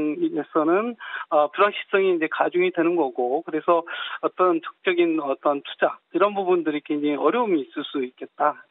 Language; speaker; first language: Korean; native; Korean